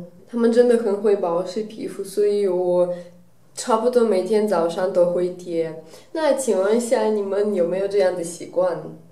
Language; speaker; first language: Chinese; non-native, fluent; Russian